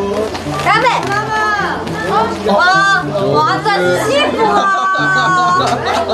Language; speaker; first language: Japanese; non-native, learner; Korean